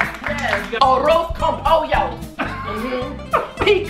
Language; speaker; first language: Spanish; non-native, learner; English